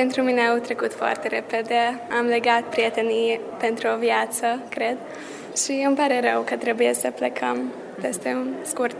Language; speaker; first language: Romanian; early bilingual, heritage; Romanian